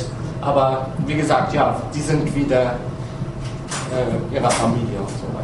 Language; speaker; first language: German; non-native, fluent; Arabic